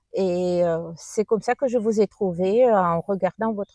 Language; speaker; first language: French; non-native, learner; Russian